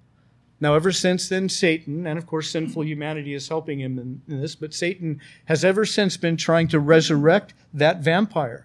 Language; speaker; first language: English; native; English